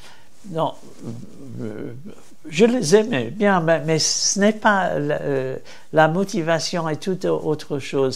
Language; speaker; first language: French; non-native, fluent; English